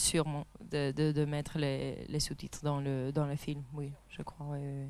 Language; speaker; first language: French; non-native, fluent; Spanish